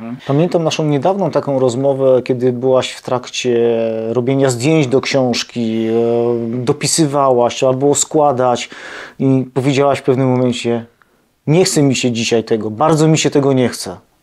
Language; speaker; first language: Polish; native; Polish